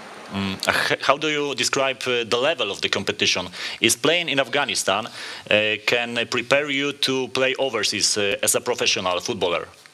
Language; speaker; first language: English; non-native, fluent; Polish